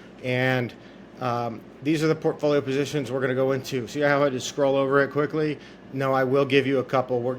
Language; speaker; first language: English; native; English